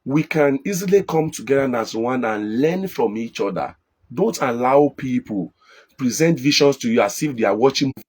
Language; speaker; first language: English; non-native, local second language; Yoruba